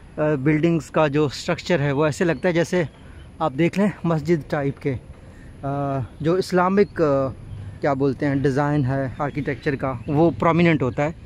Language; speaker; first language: Urdu; non-native, local second language; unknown